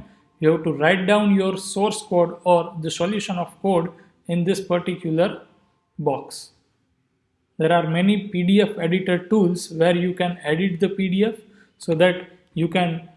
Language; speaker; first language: English; non-native, local second language; Gujarati